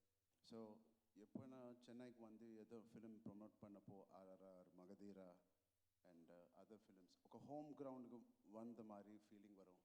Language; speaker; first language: Tamil; non-native, local second language; Telugu